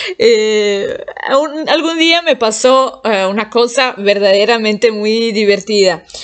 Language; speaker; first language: Spanish; non-native, fluent; Italian